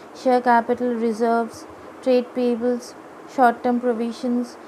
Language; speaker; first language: English; non-native, local second language; Bangla